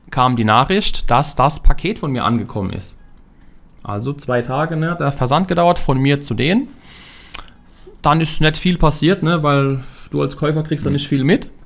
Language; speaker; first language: German; native; German